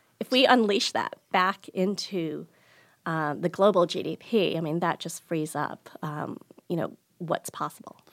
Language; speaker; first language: English; early bilingual, other home language; Gujarati